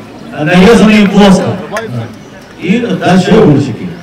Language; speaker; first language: Russian; native; Russian